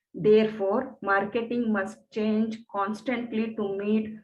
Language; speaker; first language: English; non-native, local second language; Kannada